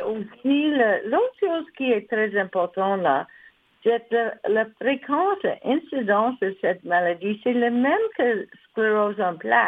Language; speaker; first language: French; non-native, learner; English